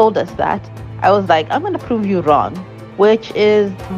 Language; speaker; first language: English; non-native, local second language; Shona